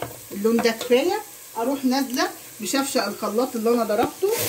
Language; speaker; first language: Arabic; native; Arabic